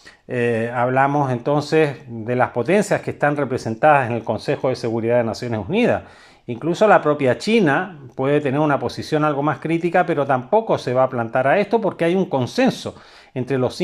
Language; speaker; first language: Spanish; native; Spanish